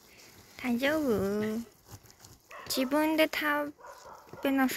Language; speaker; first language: Japanese; non-native, fluent; Korean